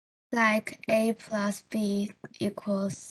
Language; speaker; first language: English; non-native, learner; Chinese